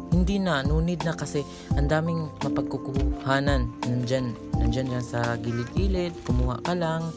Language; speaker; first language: Filipino; non-native, local second language; Cebuano